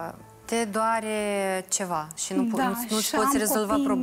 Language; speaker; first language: Romanian; native; Romanian